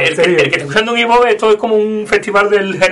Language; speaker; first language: Spanish; native; Spanish